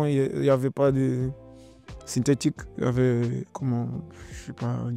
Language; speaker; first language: French; non-native, learner; Portuguese